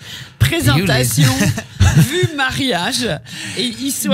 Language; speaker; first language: French; native; French